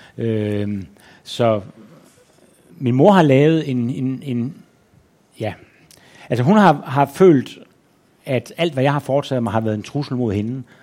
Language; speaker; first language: Danish; native; Danish